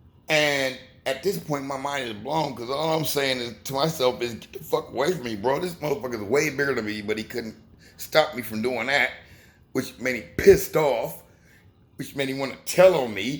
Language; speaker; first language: English; native; English